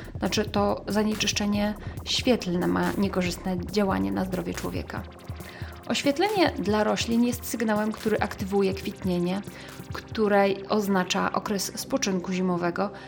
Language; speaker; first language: Polish; native; Polish